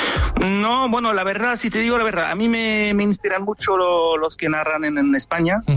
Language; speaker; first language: Spanish; non-native, fluent; French